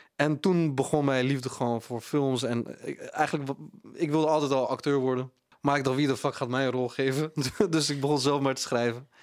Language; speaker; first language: Dutch; early bilingual, other home language; Punjabi